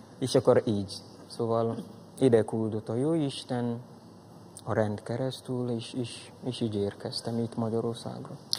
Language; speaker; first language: Hungarian; non-native, fluent; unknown